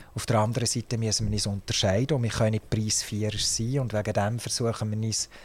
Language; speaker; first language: German; native; German